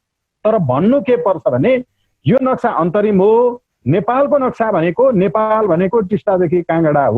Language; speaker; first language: Nepali; native; Nepali